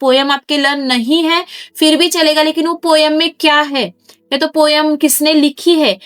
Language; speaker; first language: Hindi; non-native, local second language; Marathi